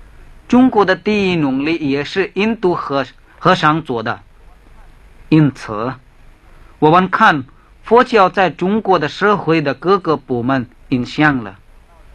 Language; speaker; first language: Chinese; non-native, fluent; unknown